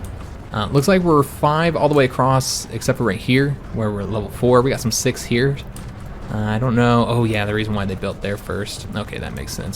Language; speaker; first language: English; native; English